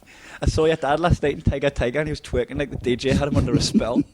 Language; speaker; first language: English; native; English